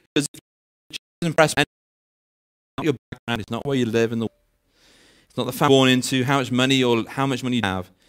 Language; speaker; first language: English; native; English